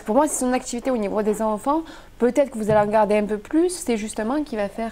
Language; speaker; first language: French; native; French